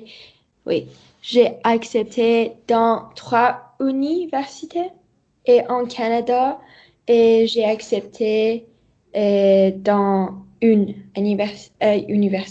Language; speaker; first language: French; non-native, learner; Persian